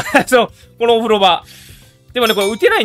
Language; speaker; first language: Japanese; native; Japanese